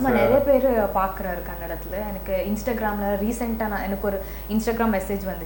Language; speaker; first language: Tamil; non-native, learner; Kannada